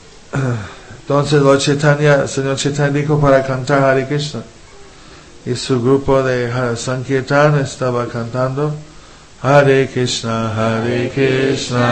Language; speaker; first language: Spanish; non-native, fluent; English